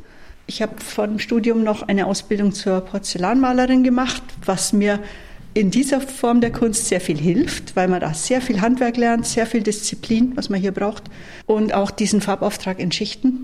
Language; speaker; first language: German; native; German